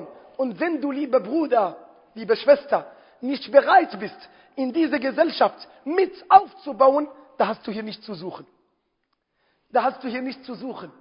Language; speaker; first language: German; non-native, fluent; Arabic